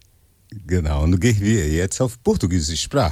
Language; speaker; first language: German; non-native, fluent; Portuguese